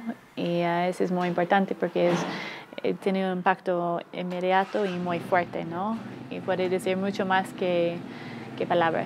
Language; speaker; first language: Spanish; non-native, fluent; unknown